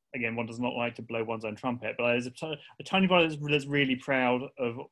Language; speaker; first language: English; native; English